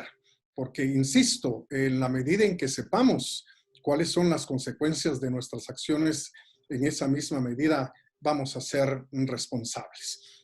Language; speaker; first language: Spanish; native; Spanish